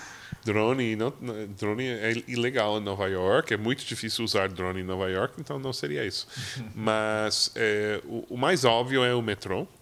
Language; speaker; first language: Portuguese; non-native, fluent; English